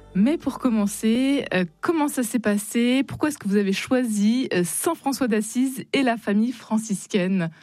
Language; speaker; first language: French; native; French